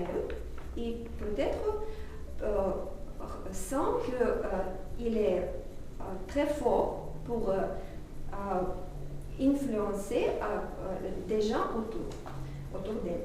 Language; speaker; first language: French; non-native, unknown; Russian